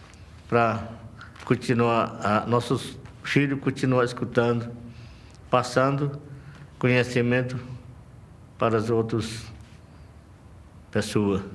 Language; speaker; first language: Portuguese; non-native, local second language; Yanomámi